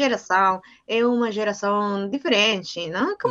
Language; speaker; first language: Portuguese; non-native, learner; Spanish